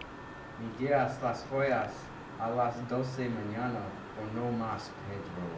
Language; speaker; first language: Spanish; non-native, learner; English